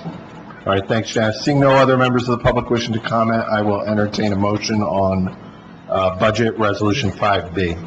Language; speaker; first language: English; native; English